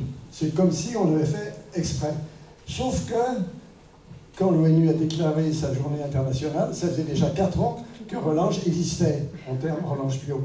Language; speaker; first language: French; native; French